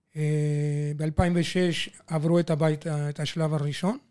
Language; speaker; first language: Hebrew; non-native, fluent; Spanish